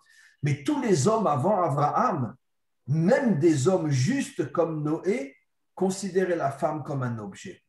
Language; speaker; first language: French; native; French